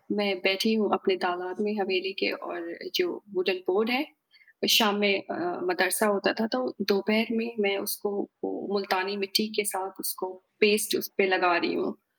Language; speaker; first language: Hindi; native; Hindi